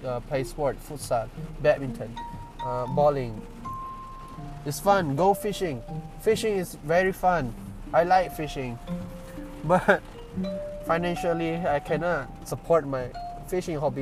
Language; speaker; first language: English; non-native, local second language; Malay